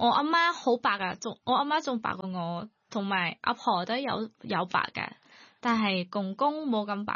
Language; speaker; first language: Cantonese; non-native, learner; Thai